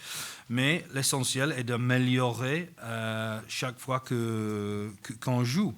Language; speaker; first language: French; non-native, fluent; English